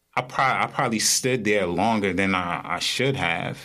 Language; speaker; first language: English; native; English